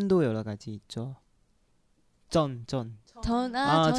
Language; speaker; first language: Korean; non-native, learner; Chinese